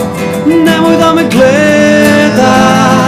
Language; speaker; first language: Macedonian; native; Macedonian